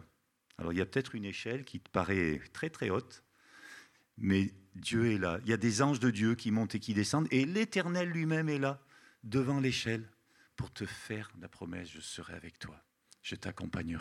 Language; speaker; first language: French; native; French